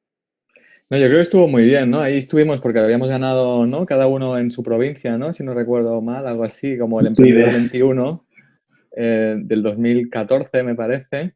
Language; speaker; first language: Spanish; native; Spanish